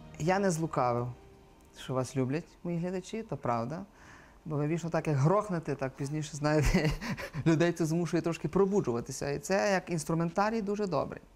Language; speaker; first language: Ukrainian; native; Ukrainian